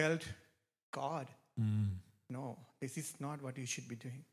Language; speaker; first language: English; non-native, local second language; Sinhala